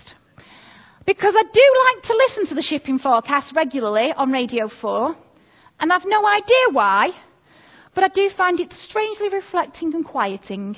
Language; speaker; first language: English; native; English